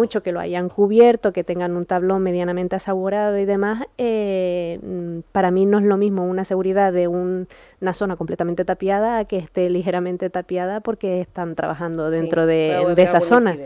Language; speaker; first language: Spanish; native; Spanish